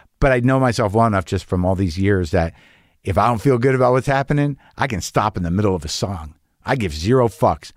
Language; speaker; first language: English; native; English